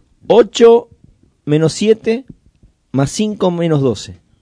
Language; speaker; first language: Spanish; native; Spanish